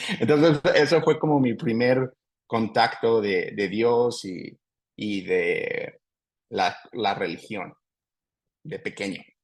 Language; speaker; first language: Spanish; early bilingual, other home language; English